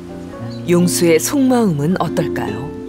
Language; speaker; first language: Korean; native; Korean